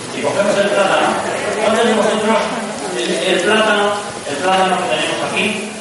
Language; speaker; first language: Spanish; native; Spanish